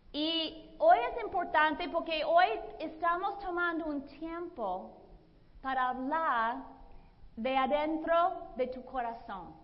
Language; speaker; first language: Spanish; non-native, fluent; English